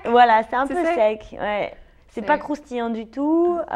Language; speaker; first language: French; native; French